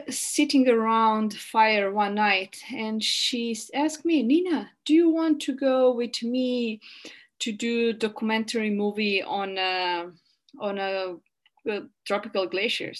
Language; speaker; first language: English; non-native, learner; Bosnian